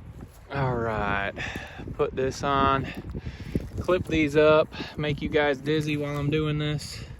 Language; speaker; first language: English; native; English